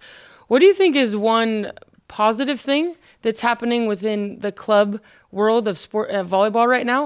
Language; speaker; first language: English; native; English